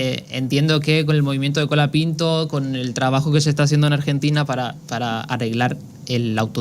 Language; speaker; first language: Spanish; native; Spanish